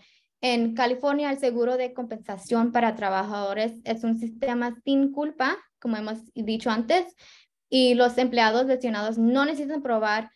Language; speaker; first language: Spanish; early bilingual, heritage; Spanish